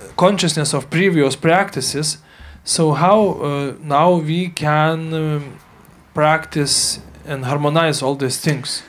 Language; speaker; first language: English; non-native, fluent; Lithuanian